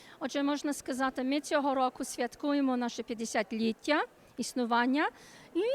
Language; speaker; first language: Ukrainian; native; Ukrainian